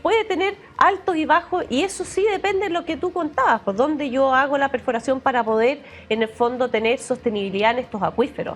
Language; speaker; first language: Spanish; native; Spanish